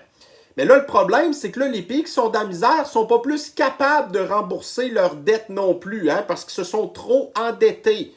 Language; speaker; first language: French; native; French